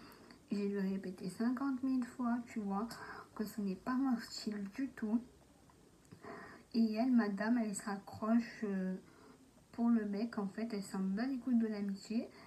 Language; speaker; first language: French; native; French